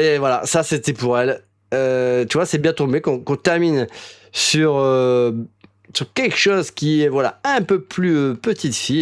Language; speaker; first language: French; native; French